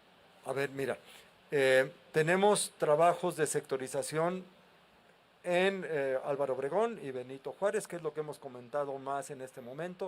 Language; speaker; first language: Spanish; native; Spanish